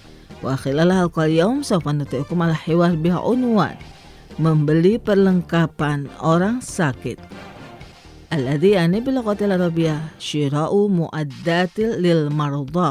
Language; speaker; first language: Arabic; non-native, fluent; Indonesian